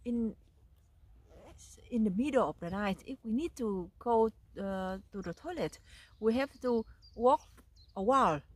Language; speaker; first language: English; non-native, learner; Vietnamese